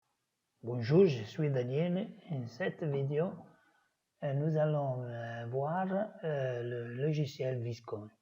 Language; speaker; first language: French; non-native, fluent; Italian